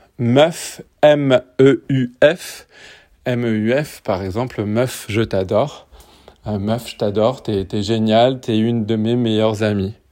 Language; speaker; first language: French; native; French